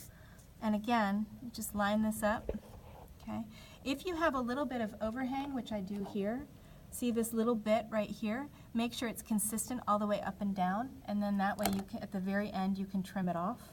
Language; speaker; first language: English; native; English